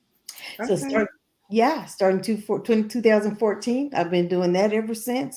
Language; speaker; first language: English; native; English